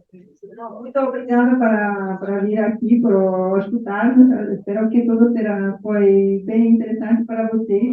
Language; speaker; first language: Portuguese; non-native, learner; Polish